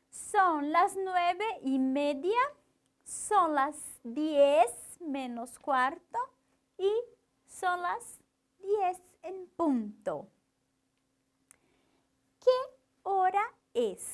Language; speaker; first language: Spanish; non-native, fluent; Portuguese